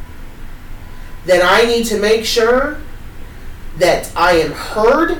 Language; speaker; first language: English; native; English